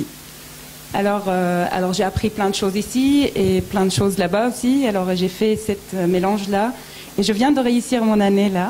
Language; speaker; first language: French; non-native, fluent; Arabic